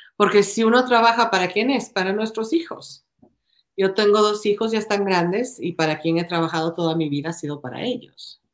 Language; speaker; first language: Spanish; native; Spanish